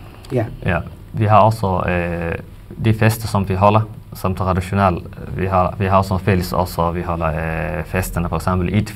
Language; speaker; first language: Danish; non-native, fluent; Somali